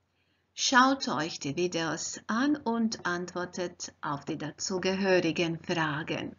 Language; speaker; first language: German; non-native, fluent; Croatian